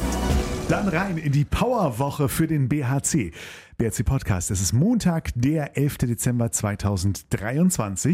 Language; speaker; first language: German; native; German